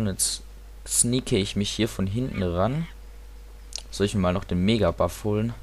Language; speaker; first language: German; native; German